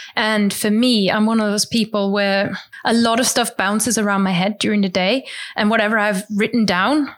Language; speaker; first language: English; non-native, fluent; German